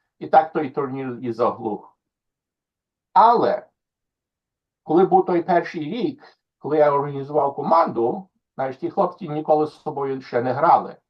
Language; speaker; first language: Ukrainian; early bilingual, heritage; Ukrainian